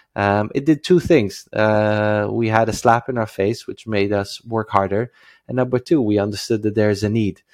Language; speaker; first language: English; non-native, fluent; Dutch